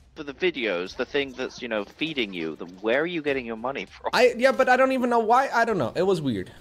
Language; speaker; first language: English; native; English